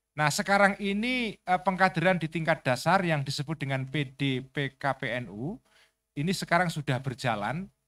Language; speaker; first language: Indonesian; native; Indonesian